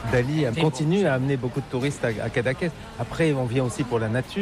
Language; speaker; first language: French; native; French